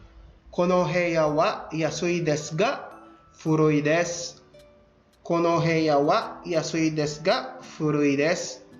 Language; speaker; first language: Japanese; non-native, fluent; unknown